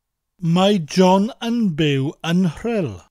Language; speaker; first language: Welsh; non-native, fluent; English